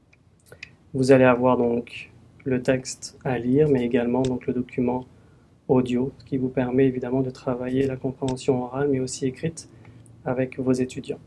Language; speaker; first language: French; native; French